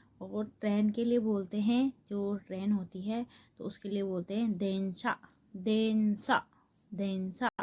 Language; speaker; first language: Hindi; native; Hindi